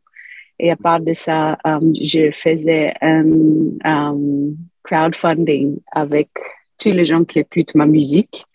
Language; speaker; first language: French; non-native, fluent; English